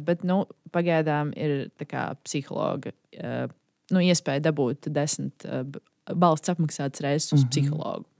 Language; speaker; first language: Latvian; native; Latvian